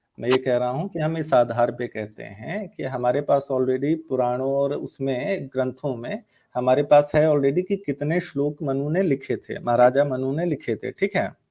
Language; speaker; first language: Hindi; native; Hindi